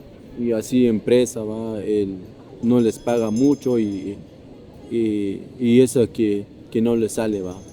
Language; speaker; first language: Spanish; non-native, local second language; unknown